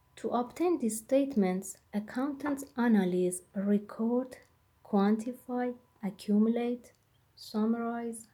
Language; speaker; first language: English; non-native, fluent; Persian